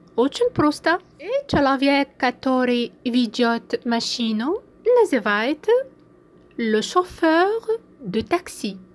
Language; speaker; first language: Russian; non-native, fluent; French